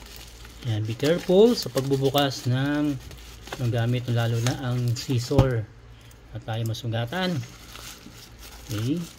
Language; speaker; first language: Filipino; native; Filipino